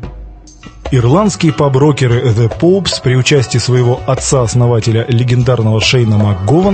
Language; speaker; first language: Russian; native; Russian